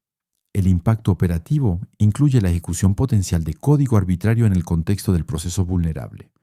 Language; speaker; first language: Spanish; non-native, fluent; French